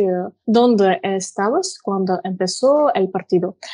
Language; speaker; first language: Spanish; non-native, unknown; Russian